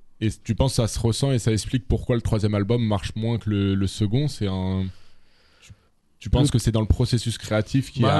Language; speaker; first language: French; native; French